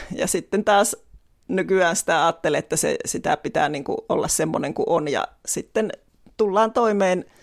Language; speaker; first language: Finnish; native; Finnish